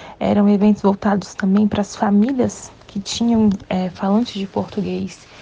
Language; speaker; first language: Portuguese; native; Portuguese